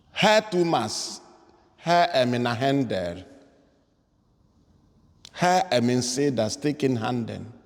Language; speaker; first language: Swedish; non-native, fluent; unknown